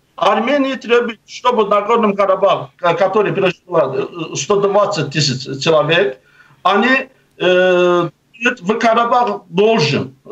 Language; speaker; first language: Russian; non-native, local second language; Azerbaijani